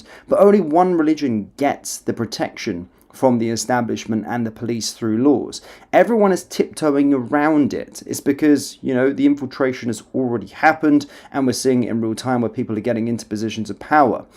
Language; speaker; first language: English; native; English